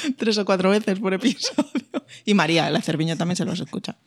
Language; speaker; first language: Spanish; native; Spanish